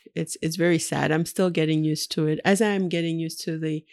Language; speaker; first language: English; early bilingual, other home language; Haitian Creole